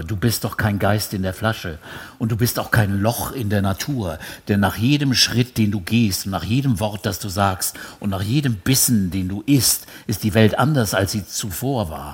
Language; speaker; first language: German; native; German